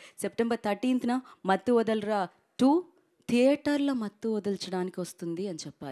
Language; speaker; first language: Telugu; native; Telugu